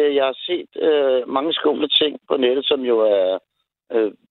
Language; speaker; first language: Danish; native; Danish